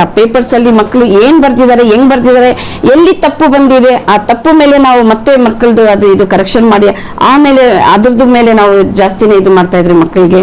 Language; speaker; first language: Kannada; non-native, local second language; Urdu